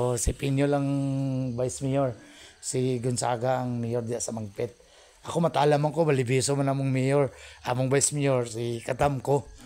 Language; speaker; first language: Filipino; non-native, local second language; Hiligaynon